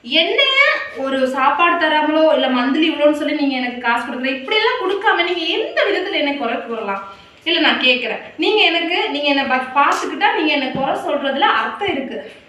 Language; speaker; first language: Tamil; non-native, local second language; Malayalam